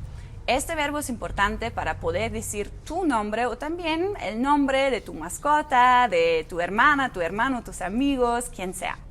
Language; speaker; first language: Spanish; non-native, fluent; German